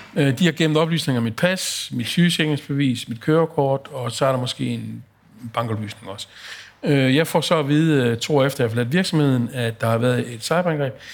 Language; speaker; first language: Danish; native; Danish